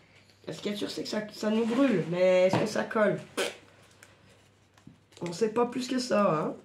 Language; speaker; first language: French; native; French